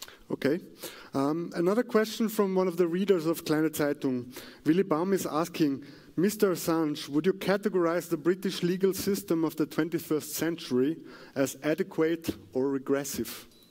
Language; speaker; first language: English; non-native, fluent; German